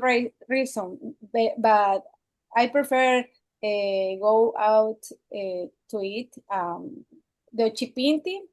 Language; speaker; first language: English; non-native, learner; Spanish